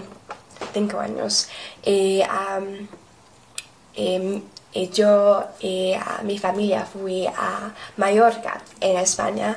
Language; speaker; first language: Spanish; non-native, learner; English